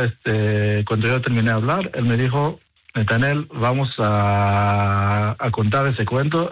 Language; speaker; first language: Spanish; non-native, learner; Hebrew